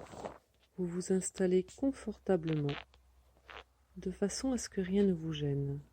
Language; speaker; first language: French; native; French